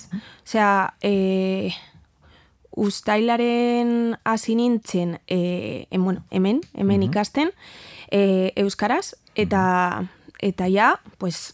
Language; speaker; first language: Basque; non-native, learner; Spanish